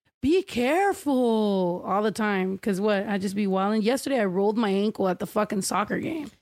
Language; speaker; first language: English; early bilingual, other home language; Spanish